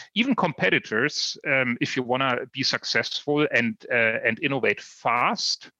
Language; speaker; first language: English; non-native, fluent; German